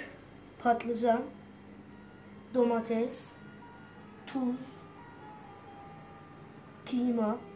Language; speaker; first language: Turkish; non-native, learner; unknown